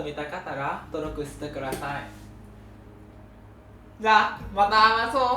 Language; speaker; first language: Japanese; non-native, learner; Vietnamese